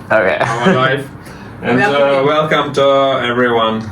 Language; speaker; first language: English; non-native, learner; Russian